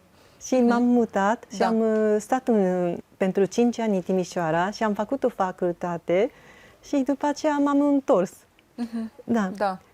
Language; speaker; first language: Romanian; non-native, learner; Japanese